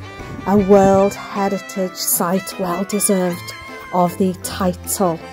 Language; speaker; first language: English; native; English